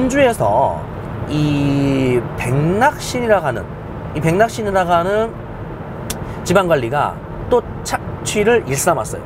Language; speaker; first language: Korean; native; Korean